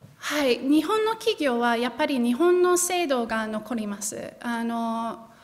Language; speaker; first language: Japanese; non-native, fluent; English